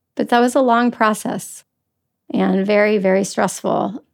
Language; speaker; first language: English; native; English